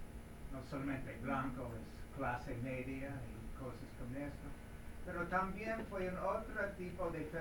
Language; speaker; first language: Spanish; non-native, learner; English